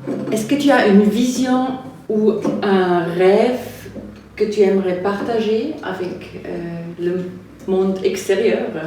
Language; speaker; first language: French; non-native, fluent; German